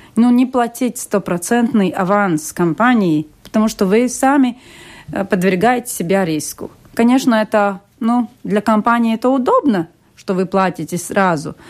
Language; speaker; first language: Russian; non-native, local second language; Latvian